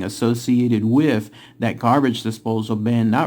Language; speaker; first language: English; native; English